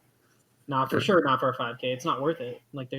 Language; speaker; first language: English; native; English